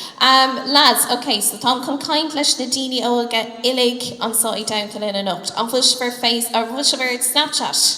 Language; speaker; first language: Irish; native; Irish